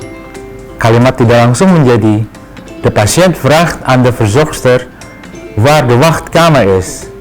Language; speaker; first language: Dutch; non-native, fluent; Indonesian